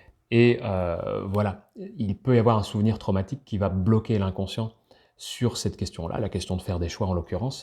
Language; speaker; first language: French; native; French